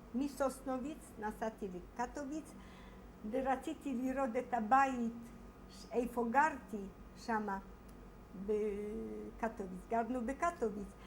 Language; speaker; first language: Hebrew; non-native, fluent; Polish